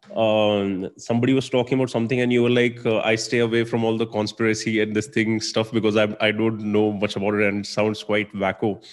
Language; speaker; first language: English; non-native, local second language; Hindi